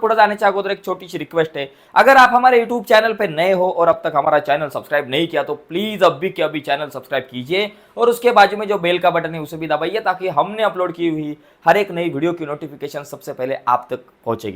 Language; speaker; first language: Hindi; non-native, local second language; Marathi